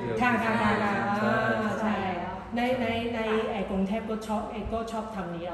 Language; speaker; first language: Thai; non-native, learner; Cantonese